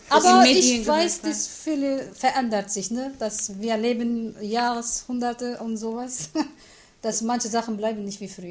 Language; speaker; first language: German; non-native, learner; Kurdish